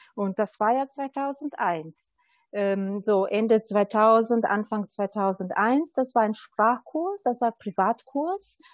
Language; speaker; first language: German; non-native, fluent; Albanian